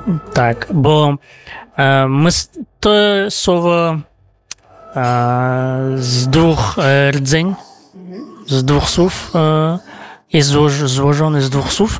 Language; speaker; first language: Polish; non-native, fluent; Kazakh